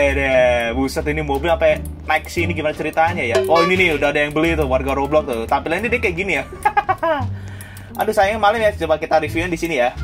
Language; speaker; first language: Indonesian; native; Indonesian